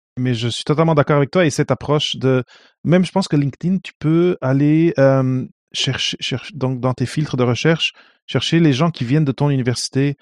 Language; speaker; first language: French; non-native, fluent; Portuguese